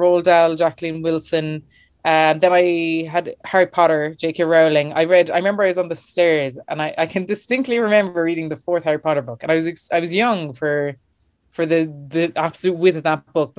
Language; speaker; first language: English; native; English